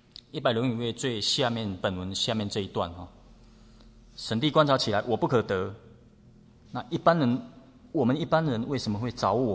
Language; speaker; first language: Chinese; native; Chinese